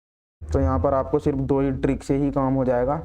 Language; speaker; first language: Hindi; native; Hindi